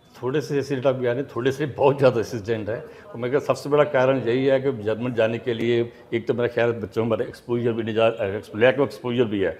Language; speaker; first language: Hindi; non-native, local second language; Punjabi